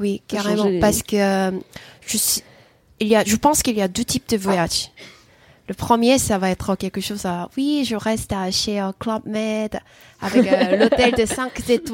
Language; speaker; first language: French; non-native, fluent; Korean